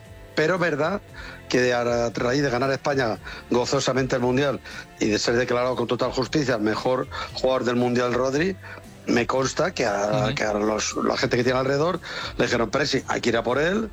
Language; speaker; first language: Spanish; native; Spanish